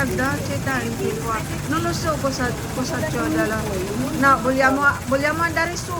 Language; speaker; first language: Italian; non-native, learner; Filipino